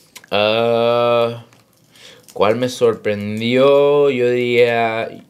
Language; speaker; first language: Spanish; early bilingual, heritage; Spanish